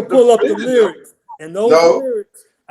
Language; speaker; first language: English; native; English